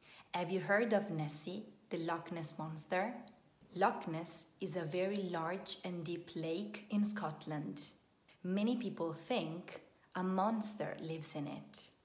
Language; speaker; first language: English; non-native, fluent; Italian